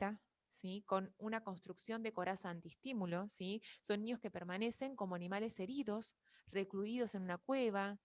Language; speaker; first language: Spanish; native; Spanish